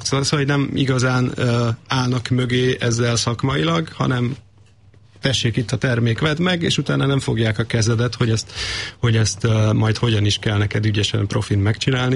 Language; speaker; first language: Hungarian; native; Hungarian